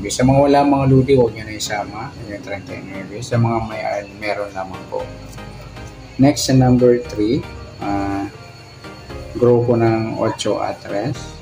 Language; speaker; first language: Filipino; native; Filipino